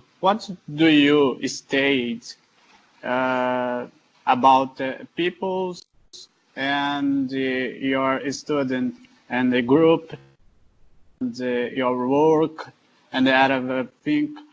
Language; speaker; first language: English; non-native, learner; Portuguese